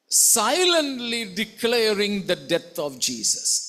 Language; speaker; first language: Hindi; non-native, local second language; Malayalam